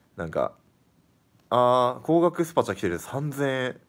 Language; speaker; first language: Japanese; native; Japanese